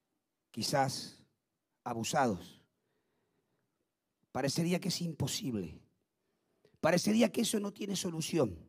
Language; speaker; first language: Spanish; native; Spanish